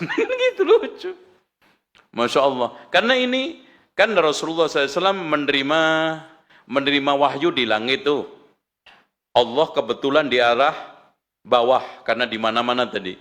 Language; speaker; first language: Indonesian; native; Indonesian